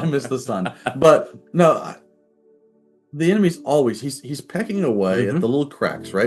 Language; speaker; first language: English; native; English